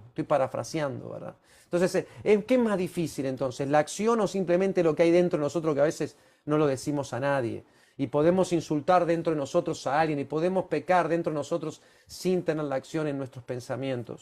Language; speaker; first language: Spanish; native; Spanish